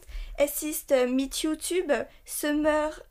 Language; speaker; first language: German; non-native, learner; French